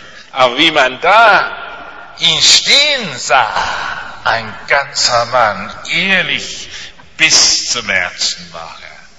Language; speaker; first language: German; non-native, fluent; English